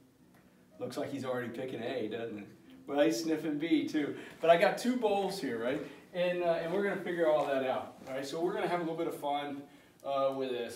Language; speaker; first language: English; native; English